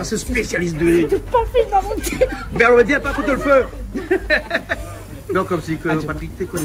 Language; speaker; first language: French; non-native, local second language; Réunion Creole French